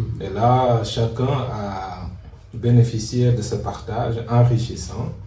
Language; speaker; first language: French; non-native, local second language; Wolof